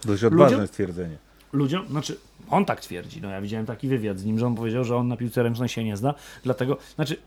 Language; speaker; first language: Polish; native; Polish